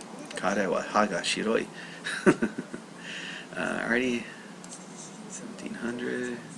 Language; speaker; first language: Japanese; non-native, learner; English